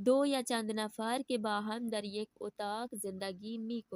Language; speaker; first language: Persian; non-native, fluent; Urdu